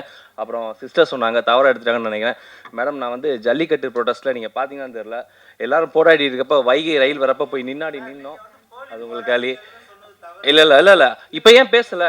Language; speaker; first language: Tamil; native; Tamil